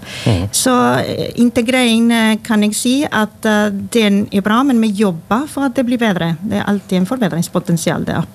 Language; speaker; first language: Norwegian; non-native, fluent; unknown